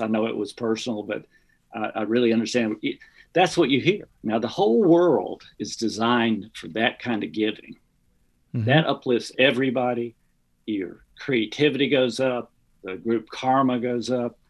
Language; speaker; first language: English; native; English